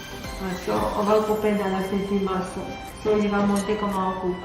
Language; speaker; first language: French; non-native, learner; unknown